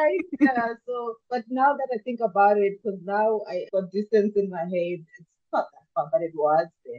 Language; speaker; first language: English; non-native, local second language; Tsonga